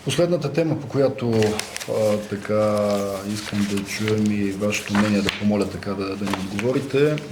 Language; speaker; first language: Bulgarian; native; Bulgarian